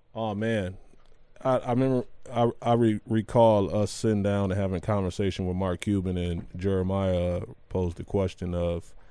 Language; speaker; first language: English; native; English